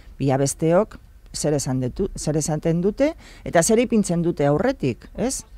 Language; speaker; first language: Basque; non-native, local second language; Spanish